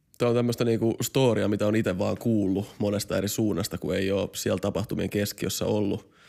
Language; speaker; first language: Finnish; native; Finnish